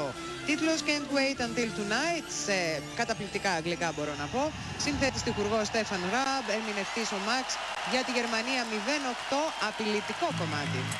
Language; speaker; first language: Greek; native; Greek